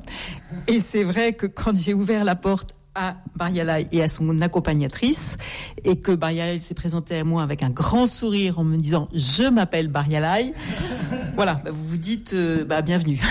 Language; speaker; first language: French; native; French